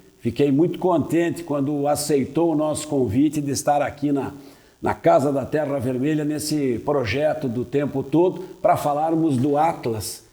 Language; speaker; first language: Portuguese; native; Portuguese